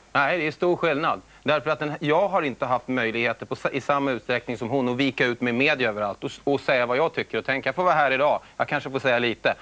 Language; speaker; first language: Swedish; native; Swedish